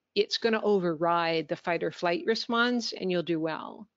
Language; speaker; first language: English; native; English